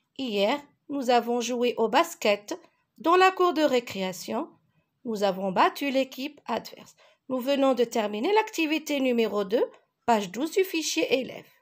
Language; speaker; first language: French; non-native, local second language; Arabic